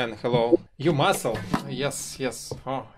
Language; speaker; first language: English; non-native, learner; Russian